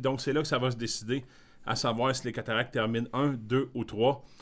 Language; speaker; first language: French; native; French